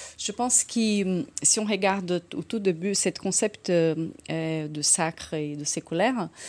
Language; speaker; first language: French; non-native, fluent; Portuguese